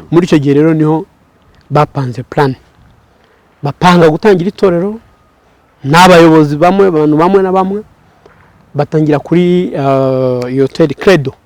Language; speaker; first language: Kinyarwanda; early bilingual, heritage; Kinyarwanda